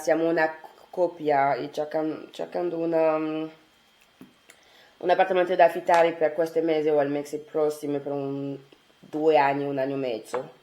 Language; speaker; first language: Italian; non-native, learner; French